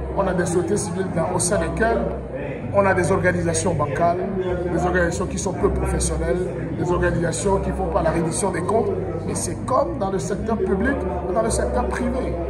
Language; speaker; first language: French; non-native, local second language; Wolof